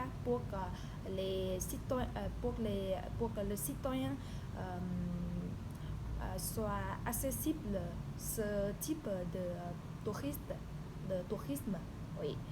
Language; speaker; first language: French; non-native, learner; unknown